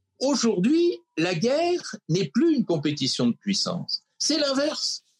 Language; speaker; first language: French; native; French